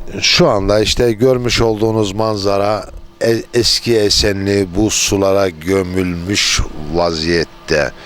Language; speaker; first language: Turkish; native; Turkish